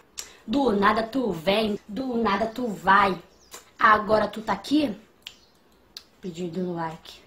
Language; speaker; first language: Portuguese; native; Portuguese